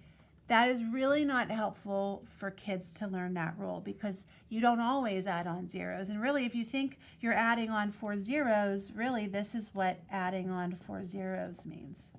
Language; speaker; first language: English; native; English